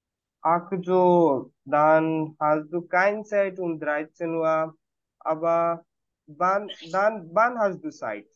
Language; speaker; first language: German; non-native, fluent; Bangla